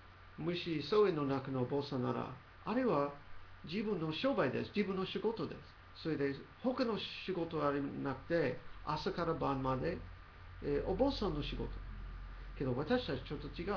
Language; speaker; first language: Japanese; non-native, learner; English